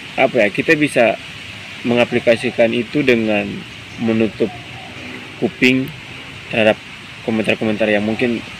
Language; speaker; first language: Indonesian; non-native, local second language; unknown